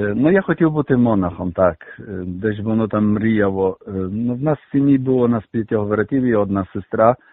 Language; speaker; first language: Ukrainian; early bilingual, heritage; Ukrainian